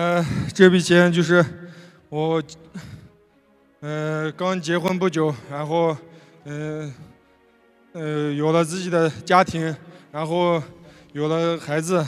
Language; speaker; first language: Chinese; non-native, local second language; Kazakh